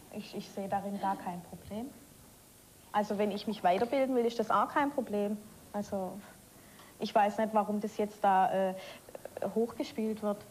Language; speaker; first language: German; native; German